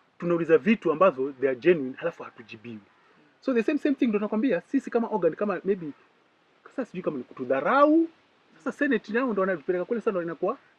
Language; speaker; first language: Swahili; non-native, local second language; Giryama